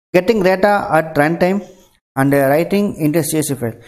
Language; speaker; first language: English; non-native, local second language; Tamil